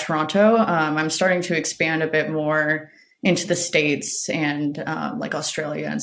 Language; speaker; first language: English; native; English